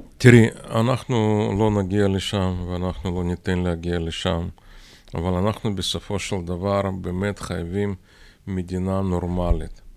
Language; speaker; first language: Hebrew; non-native, fluent; Russian